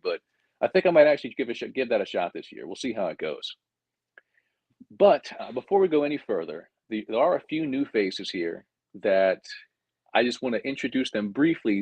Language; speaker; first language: English; native; English